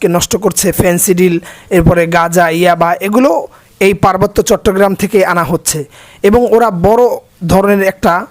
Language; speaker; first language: Bangla; native; Bangla